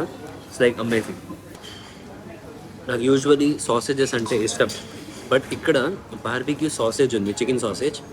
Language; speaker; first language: Telugu; native; Telugu